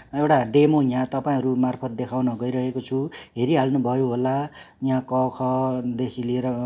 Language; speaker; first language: Nepali; non-native, local second language; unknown